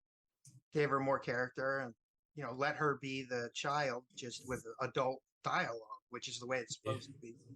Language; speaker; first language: English; native; English